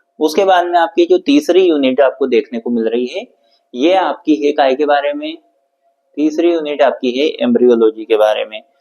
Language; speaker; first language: Hindi; native; Hindi